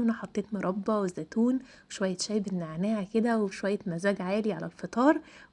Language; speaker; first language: Arabic; native; Arabic